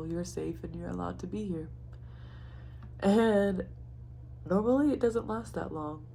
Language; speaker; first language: English; native; English